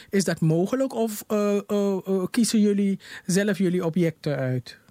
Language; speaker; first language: Dutch; native; Dutch